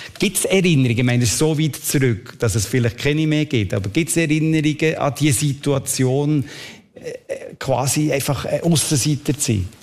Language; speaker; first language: German; native; German